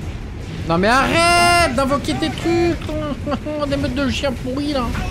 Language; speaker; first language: French; native; French